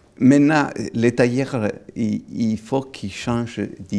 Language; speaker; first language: French; non-native, fluent; Italian